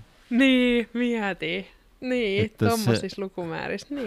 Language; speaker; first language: Finnish; native; Finnish